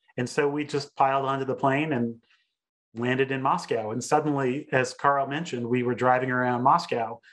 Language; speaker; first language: English; native; English